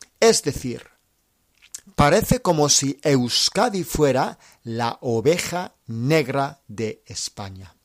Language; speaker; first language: Spanish; non-native, fluent; English